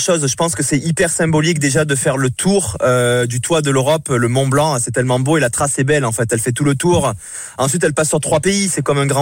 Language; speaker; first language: French; native; French